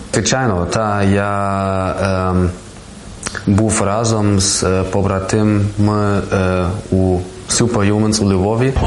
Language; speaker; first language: Ukrainian; non-native, learner; German